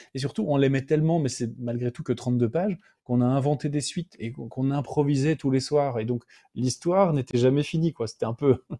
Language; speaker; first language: French; native; French